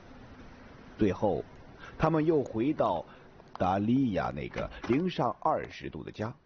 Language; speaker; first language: Chinese; native; Chinese